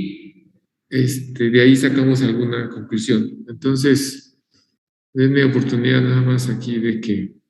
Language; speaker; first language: Spanish; native; Spanish